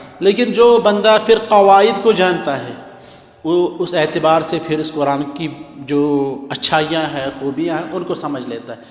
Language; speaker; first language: Urdu; non-native, local second language; Kashmiri